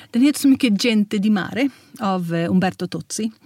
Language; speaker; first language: Swedish; early bilingual, heritage; Swedish